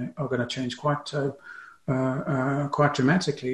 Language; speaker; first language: English; native; English